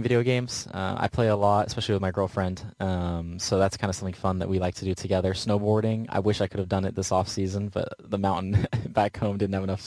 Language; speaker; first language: English; native; English